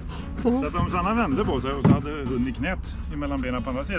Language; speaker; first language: Swedish; native; Swedish